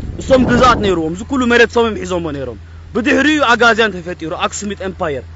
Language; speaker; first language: Tigrinya; early bilingual, heritage; Tigrinya